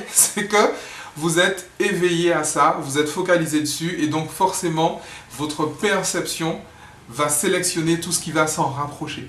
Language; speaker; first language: French; native; French